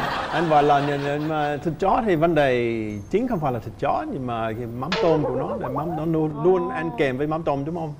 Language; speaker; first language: Vietnamese; non-native, fluent; English